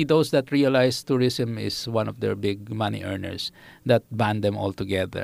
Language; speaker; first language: English; non-native, local second language; Filipino